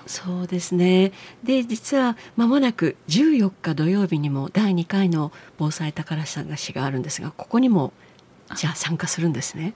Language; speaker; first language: Japanese; native; Japanese